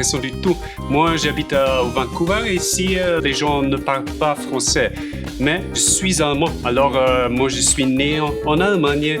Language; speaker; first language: French; non-native, fluent; German